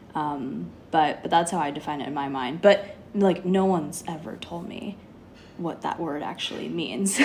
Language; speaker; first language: English; native; English